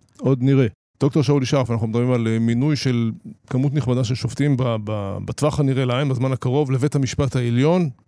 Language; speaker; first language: Hebrew; native; Hebrew